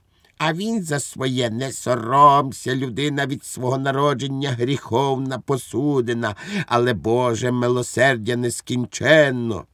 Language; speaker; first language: Ukrainian; native; Ukrainian